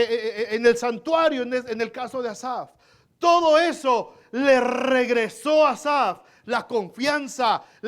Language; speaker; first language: Spanish; native; Spanish